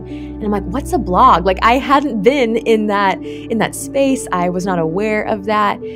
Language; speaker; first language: English; native; English